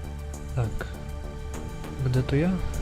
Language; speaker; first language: Czech; non-native, learner; Ukrainian